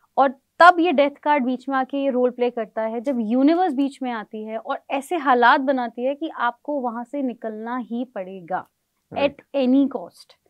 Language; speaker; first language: Hindi; native; Hindi